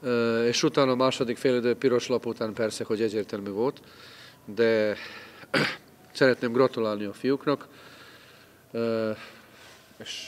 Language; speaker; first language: Hungarian; non-native, fluent; Serbian